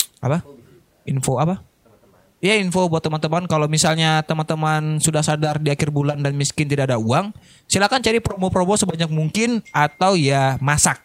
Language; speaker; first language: Indonesian; non-native, local second language; Minangkabau